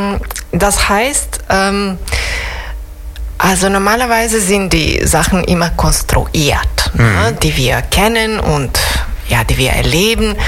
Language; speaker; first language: German; non-native, fluent; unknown